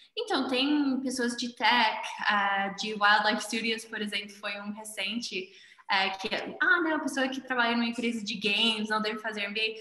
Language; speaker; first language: Portuguese; non-native, fluent; English